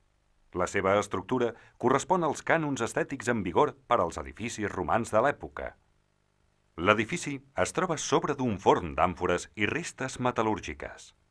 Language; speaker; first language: Catalan; native; Catalan